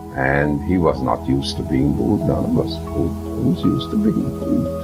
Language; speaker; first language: English; early bilingual, other home language; German